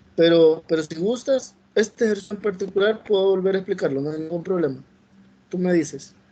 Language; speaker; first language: Spanish; native; Spanish